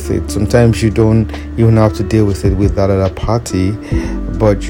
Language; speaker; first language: English; non-native, local second language; Yoruba